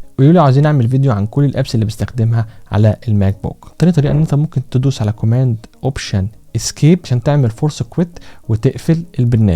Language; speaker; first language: Arabic; native; Arabic